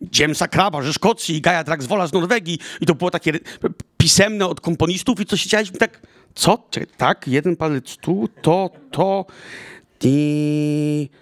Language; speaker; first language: Polish; early bilingual, heritage; Polish